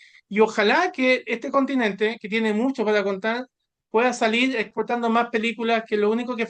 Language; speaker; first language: Spanish; native; Spanish